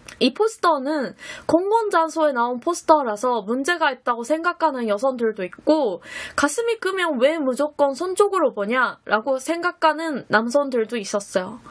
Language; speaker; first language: Korean; non-native, fluent; Japanese